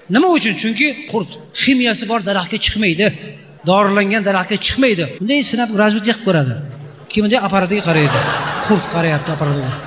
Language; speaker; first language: Uzbek; native; Uzbek